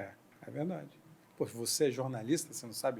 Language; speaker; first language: Portuguese; native; Portuguese